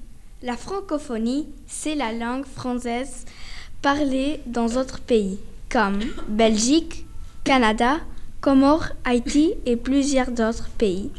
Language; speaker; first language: French; non-native, learner; Spanish